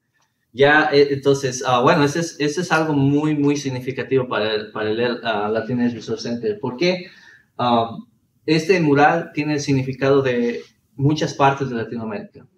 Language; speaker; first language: Spanish; early bilingual, heritage; Spanish